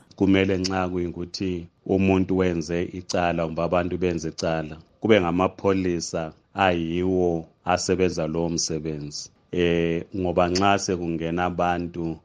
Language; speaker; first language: Zulu; native; Zulu